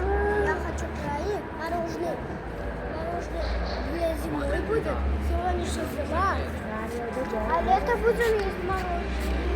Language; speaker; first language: Russian; early bilingual, other home language; Uzbek